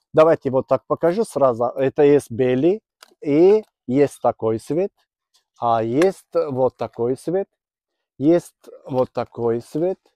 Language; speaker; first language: Russian; non-native, learner; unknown